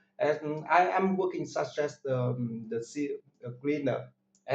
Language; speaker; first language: English; non-native, learner; Vietnamese